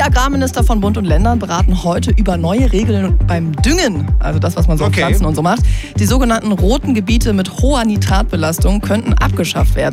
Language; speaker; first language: German; native; German